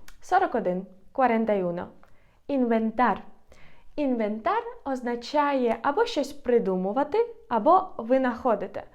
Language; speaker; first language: Ukrainian; native; Ukrainian